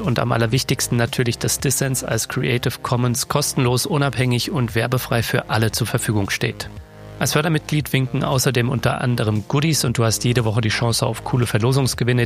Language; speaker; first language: German; native; German